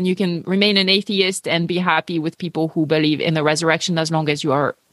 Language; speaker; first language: English; non-native, fluent; French